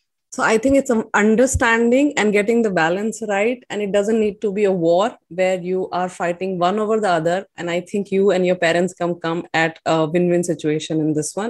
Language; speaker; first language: English; non-native, local second language; Hindi